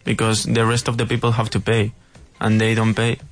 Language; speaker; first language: English; non-native, learner; Spanish